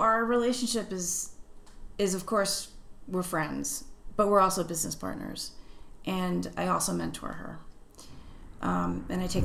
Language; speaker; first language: English; native; English